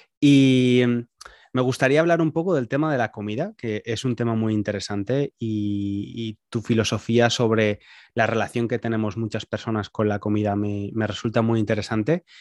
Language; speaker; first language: Spanish; native; Spanish